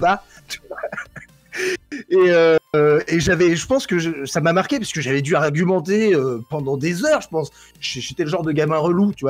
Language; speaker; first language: French; native; French